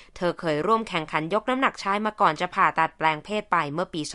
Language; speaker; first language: Thai; native; Thai